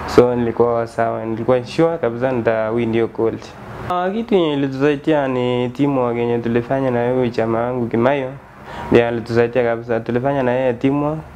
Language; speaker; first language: Swahili; non-native, local second language; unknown